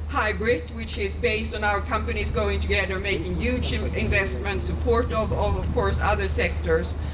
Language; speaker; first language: English; non-native, fluent; Swedish